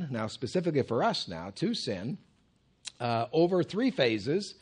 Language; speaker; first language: English; native; English